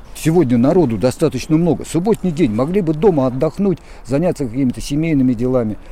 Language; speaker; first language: Russian; native; Russian